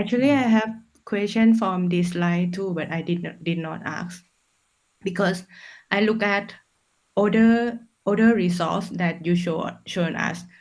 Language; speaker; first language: English; non-native, fluent; Thai